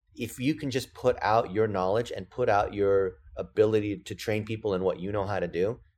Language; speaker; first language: English; early bilingual, other home language; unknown